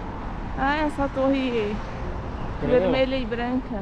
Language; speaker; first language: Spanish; non-native, learner; Portuguese